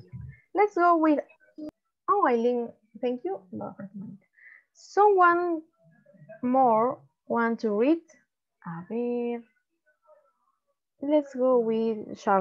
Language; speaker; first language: English; non-native, learner; Spanish